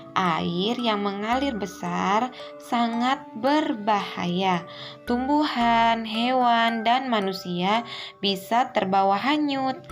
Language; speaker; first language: Indonesian; native; Indonesian